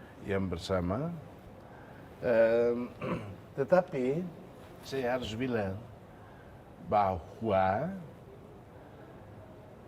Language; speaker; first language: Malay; non-native, fluent; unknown